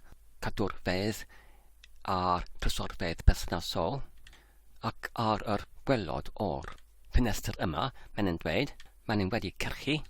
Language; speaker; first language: Welsh; non-native, learner; English